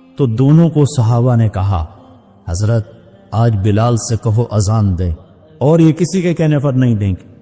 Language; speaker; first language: Urdu; non-native, local second language; Punjabi